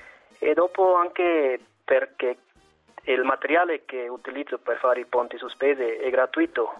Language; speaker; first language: Italian; non-native, fluent; German